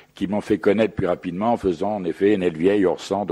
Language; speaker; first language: French; native; French